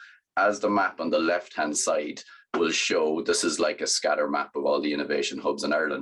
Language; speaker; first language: English; native; English